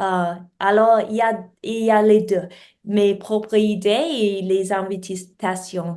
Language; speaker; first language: French; non-native, learner; English